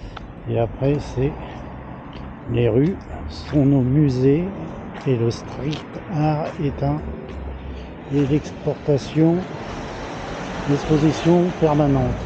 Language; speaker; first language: French; native; French